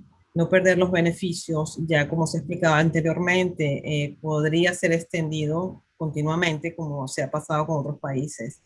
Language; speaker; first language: Spanish; native; Spanish